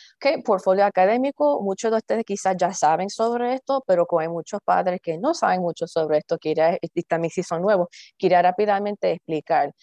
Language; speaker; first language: Spanish; early bilingual, heritage; Spanish